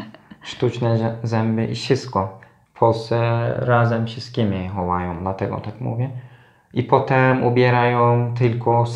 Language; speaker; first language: Polish; non-native, learner; Turkish